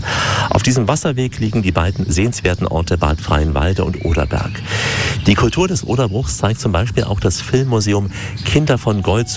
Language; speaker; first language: German; native; German